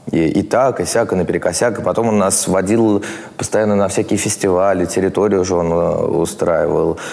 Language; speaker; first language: Russian; native; Russian